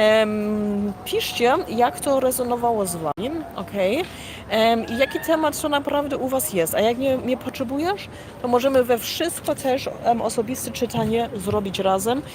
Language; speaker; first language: Polish; early bilingual, heritage; Polish